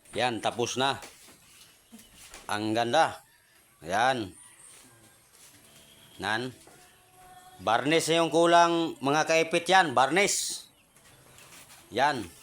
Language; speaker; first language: Filipino; non-native, local second language; Cebuano